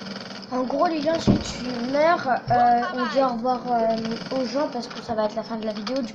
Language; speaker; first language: French; native; French